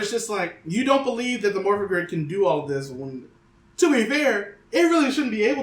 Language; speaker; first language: English; native; English